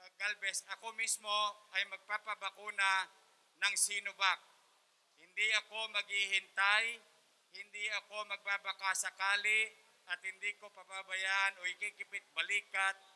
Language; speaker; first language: Filipino; native; Filipino